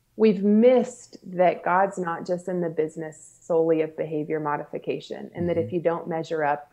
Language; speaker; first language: English; native; English